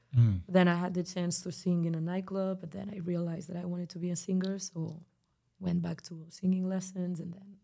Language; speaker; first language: English; non-native, fluent; Spanish